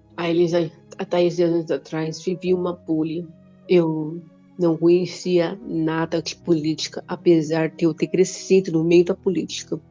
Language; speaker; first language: Portuguese; non-native, local second language; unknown